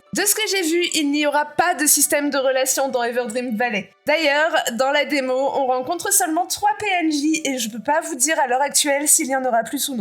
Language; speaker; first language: French; native; French